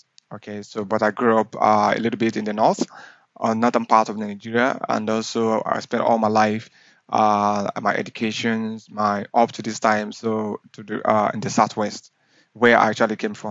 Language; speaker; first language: English; non-native, local second language; Yoruba